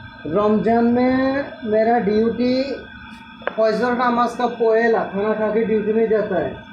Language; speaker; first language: Hindi; non-native, learner; Bangla